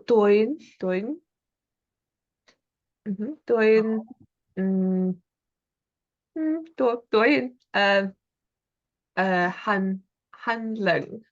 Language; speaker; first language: Chinese; non-native, learner; English